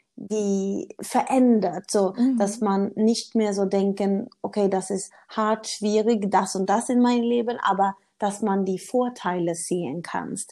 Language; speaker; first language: German; non-native, fluent; Swedish